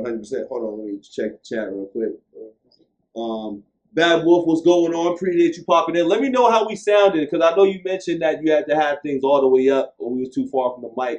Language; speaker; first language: English; native; English